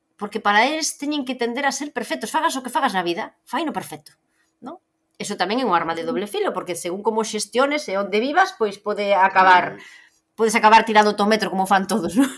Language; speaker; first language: Galician; native; Galician